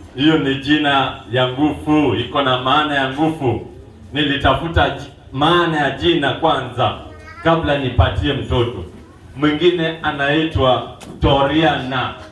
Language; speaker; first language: Swahili; non-native, local second language; Luo (Kenya and Tanzania)